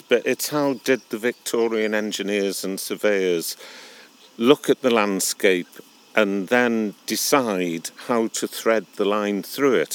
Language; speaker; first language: English; native; English